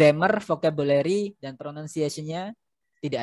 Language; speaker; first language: Indonesian; native; Indonesian